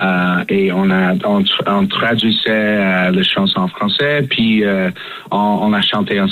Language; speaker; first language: French; non-native, fluent; English